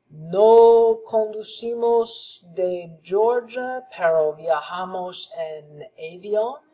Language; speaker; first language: Spanish; non-native, learner; English